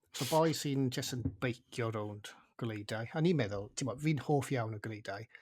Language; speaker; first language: Welsh; native; Welsh